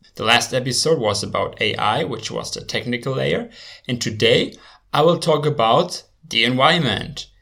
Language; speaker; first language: English; non-native, fluent; German